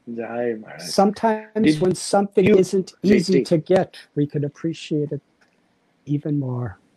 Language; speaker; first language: English; native; English